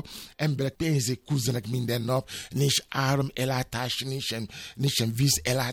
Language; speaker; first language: Hungarian; non-native, fluent; Yoruba